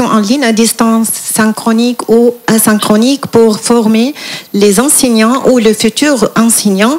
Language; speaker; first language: French; non-native, fluent; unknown